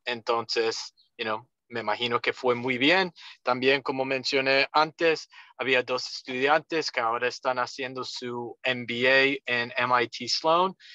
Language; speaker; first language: Spanish; non-native, fluent; English